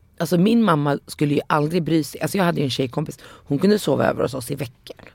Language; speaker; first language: Swedish; early bilingual, other home language; Arabic